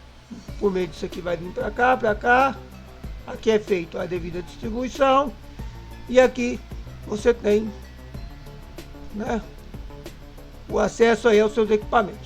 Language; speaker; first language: Portuguese; native; Portuguese